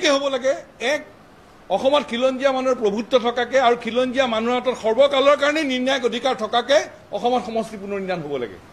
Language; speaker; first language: Assamese; native; Assamese